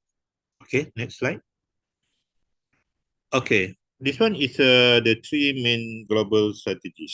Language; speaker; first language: English; non-native, local second language; Malay